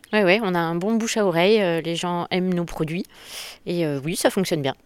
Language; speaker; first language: French; native; French